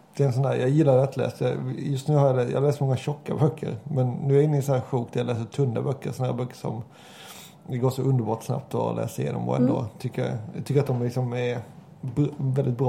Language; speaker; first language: Swedish; native; Swedish